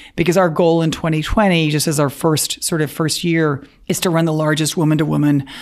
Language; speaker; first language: English; native; English